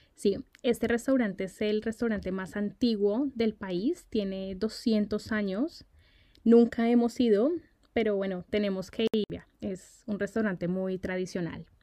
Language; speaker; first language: Spanish; native; Spanish